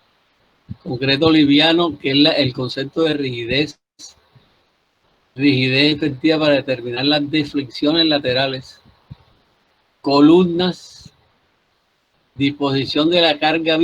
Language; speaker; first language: Spanish; native; Spanish